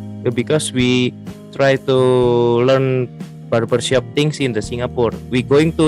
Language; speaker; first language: English; non-native, learner; Indonesian